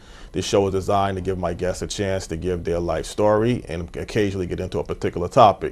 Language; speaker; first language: English; native; English